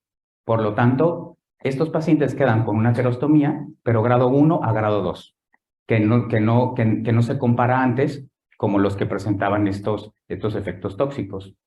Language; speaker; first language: Spanish; native; Spanish